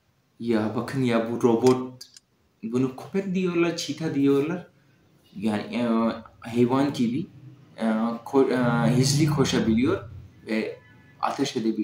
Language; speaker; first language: Turkish; non-native, fluent; Urdu